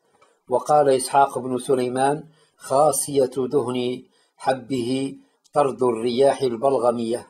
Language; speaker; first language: Arabic; native; Arabic